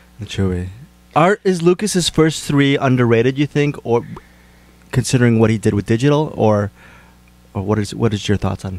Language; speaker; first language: English; native; English